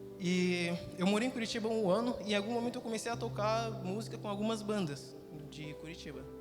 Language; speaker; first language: Portuguese; non-native, fluent; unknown